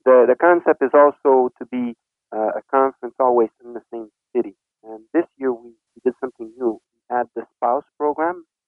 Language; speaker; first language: English; non-native, fluent; French